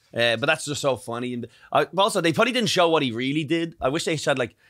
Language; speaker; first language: English; native; English